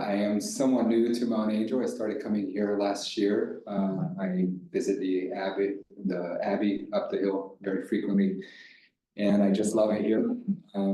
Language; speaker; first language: English; non-native, fluent; Portuguese